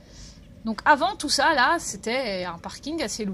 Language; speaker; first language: French; native; French